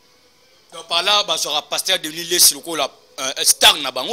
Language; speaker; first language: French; non-native, local second language; Lingala